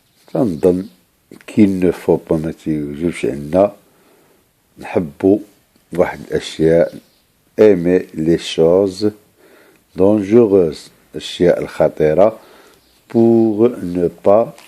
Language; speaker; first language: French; non-native, local second language; Arabic